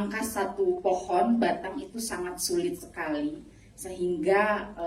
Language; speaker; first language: Indonesian; native; Indonesian